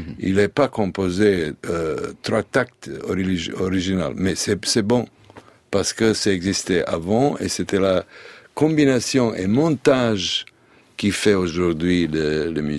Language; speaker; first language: French; non-native, learner; Serbian